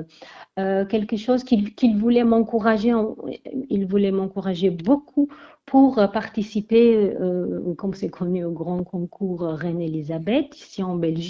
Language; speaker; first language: French; non-native, fluent; Armenian